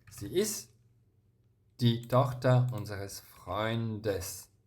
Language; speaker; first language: German; non-native, fluent; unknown